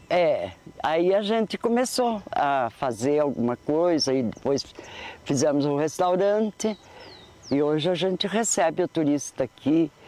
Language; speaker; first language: Portuguese; native; Portuguese